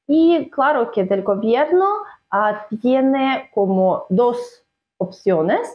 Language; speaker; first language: Spanish; non-native, fluent; Russian